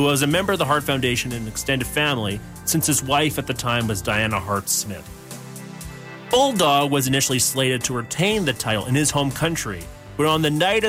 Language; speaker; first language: English; native; English